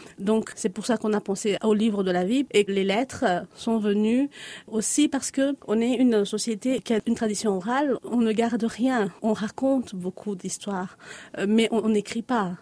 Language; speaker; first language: French; non-native, local second language; Lingala